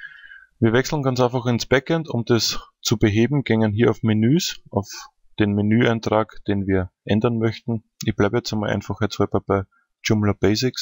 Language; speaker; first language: German; native; German